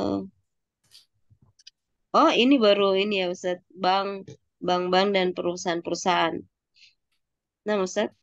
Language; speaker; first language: Indonesian; native; Indonesian